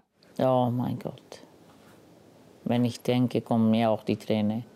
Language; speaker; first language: German; non-native, learner; Romany